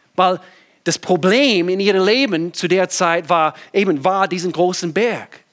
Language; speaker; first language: German; non-native, fluent; English